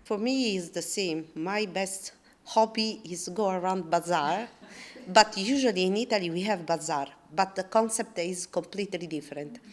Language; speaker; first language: English; non-native, learner; Italian